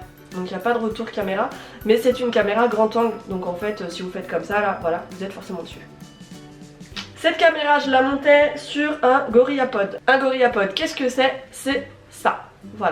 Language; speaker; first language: French; native; French